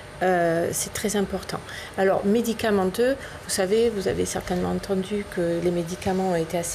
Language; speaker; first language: French; native; French